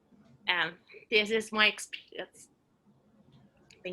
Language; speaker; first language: English; non-native, learner; Italian